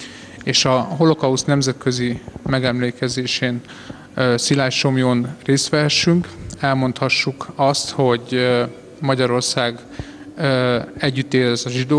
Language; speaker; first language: Hungarian; native; Hungarian